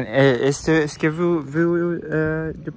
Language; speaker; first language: French; non-native, learner; English